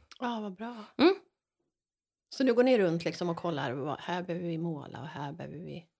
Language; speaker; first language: Swedish; native; Swedish